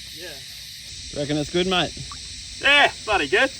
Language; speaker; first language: English; native; English